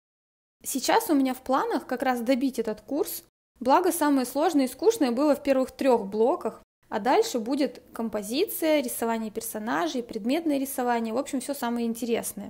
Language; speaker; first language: Russian; native; Russian